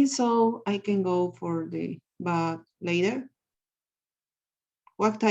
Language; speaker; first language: English; non-native, learner; Spanish